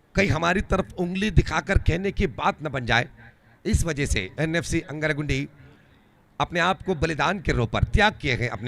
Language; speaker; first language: Hindi; non-native, local second language; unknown